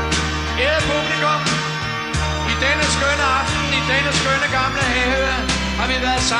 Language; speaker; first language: Danish; native; Danish